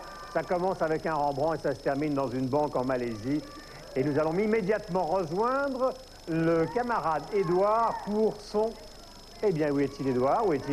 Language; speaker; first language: French; native; French